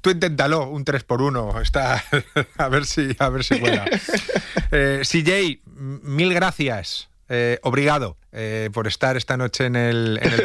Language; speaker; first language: Spanish; native; Spanish